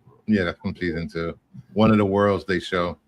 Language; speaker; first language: English; native; English